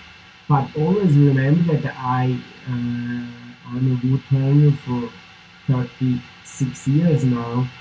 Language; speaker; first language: English; non-native, fluent; Italian